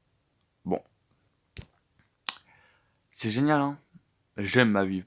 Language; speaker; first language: French; native; French